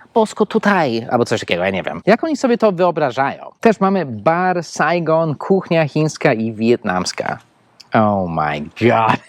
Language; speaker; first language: Polish; non-native, fluent; English